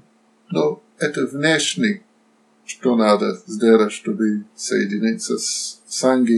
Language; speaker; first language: Russian; non-native, fluent; Slovak